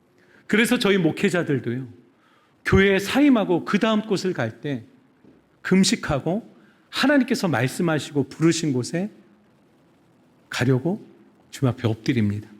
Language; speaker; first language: Korean; native; Korean